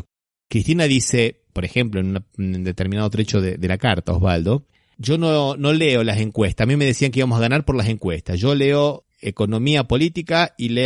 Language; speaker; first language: Spanish; native; Spanish